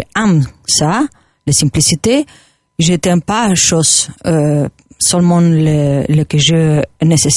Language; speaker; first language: French; non-native, learner; Spanish